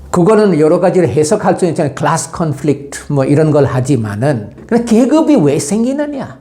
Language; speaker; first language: Korean; non-native, fluent; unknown